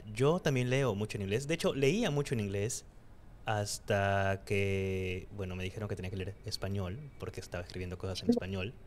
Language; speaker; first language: Spanish; native; Spanish